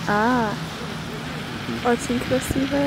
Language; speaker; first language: Russian; non-native, learner; English